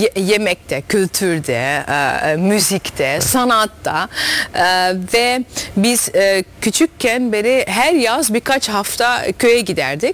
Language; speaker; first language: Turkish; early bilingual, heritage; Dutch